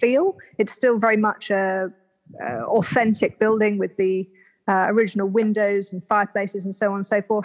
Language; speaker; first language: English; native; English